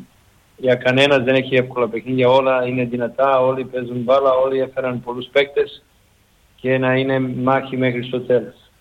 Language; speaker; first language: Greek; non-native, learner; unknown